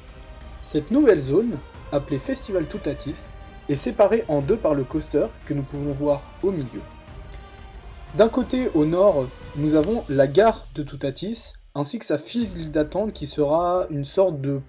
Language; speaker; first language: French; native; French